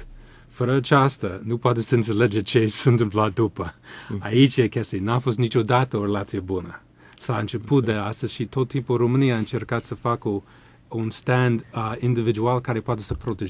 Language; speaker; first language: Romanian; non-native, fluent; English